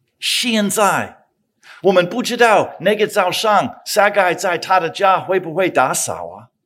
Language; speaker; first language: Chinese; non-native, fluent; English